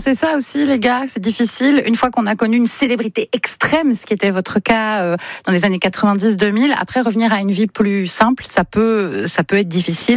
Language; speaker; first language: French; native; French